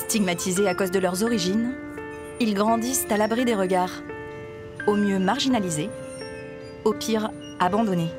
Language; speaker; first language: French; native; French